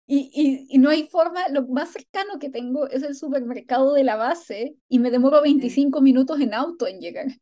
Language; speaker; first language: Spanish; native; Spanish